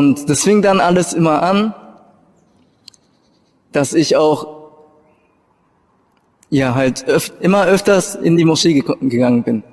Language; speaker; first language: German; early bilingual, other home language; Japanese